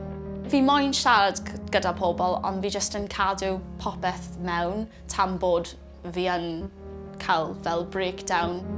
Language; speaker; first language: Welsh; non-native, local second language; English